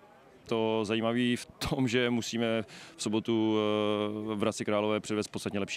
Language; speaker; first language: Czech; native; Czech